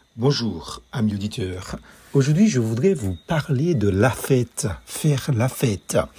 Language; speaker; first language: French; native; French